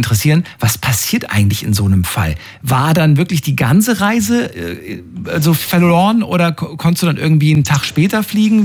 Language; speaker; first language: German; native; German